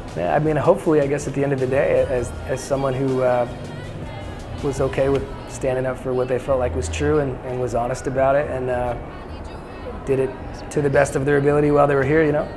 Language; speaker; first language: English; native; English